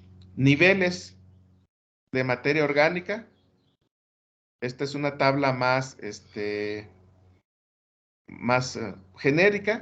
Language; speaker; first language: Spanish; native; Spanish